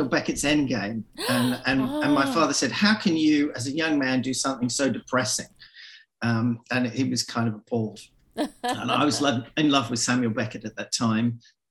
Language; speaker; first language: English; native; English